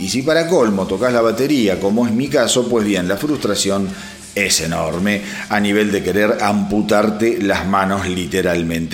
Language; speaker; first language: Spanish; native; Spanish